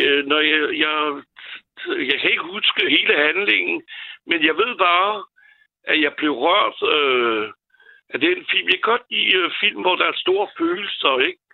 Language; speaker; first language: Danish; non-native, fluent; French